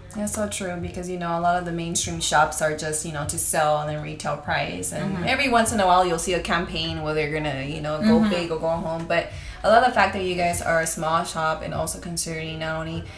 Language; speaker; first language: English; early bilingual, other home language; Spanish